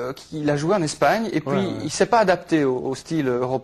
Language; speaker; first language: French; native; French